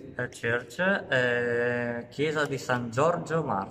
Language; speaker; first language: Italian; native; Italian